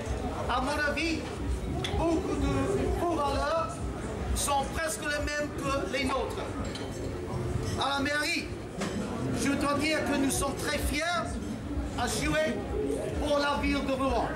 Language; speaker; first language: French; non-native, fluent; English